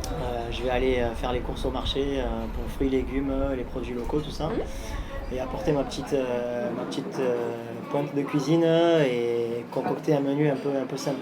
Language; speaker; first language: French; native; French